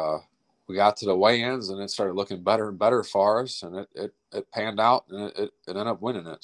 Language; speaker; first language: English; native; English